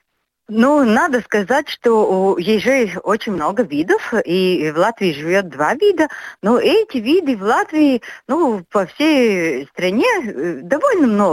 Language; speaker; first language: Russian; non-native, local second language; Latvian